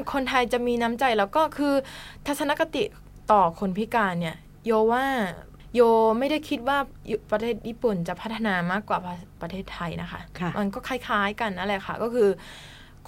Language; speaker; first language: Thai; non-native, fluent; Japanese